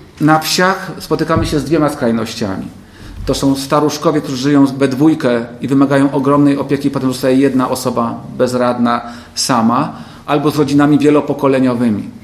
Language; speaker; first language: Polish; native; Polish